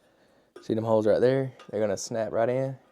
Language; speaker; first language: English; native; English